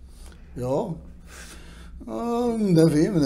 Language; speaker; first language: Czech; non-native, fluent; Hebrew